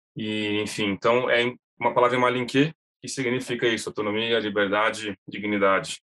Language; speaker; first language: Portuguese; native; Portuguese